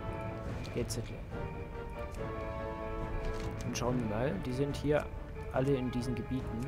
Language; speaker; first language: German; native; German